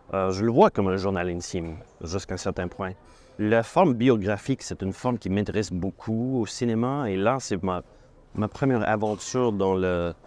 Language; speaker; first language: French; native; French